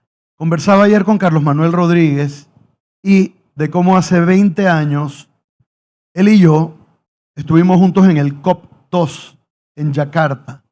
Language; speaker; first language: Spanish; native; Spanish